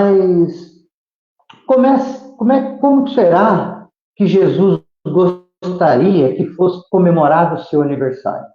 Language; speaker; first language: Portuguese; native; Portuguese